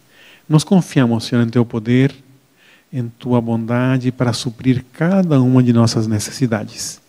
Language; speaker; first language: Portuguese; native; Portuguese